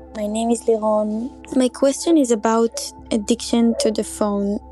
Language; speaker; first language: English; non-native, fluent; Hebrew